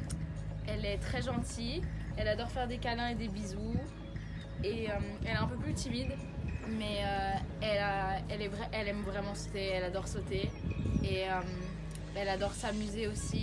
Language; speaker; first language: French; early bilingual, other home language; Italian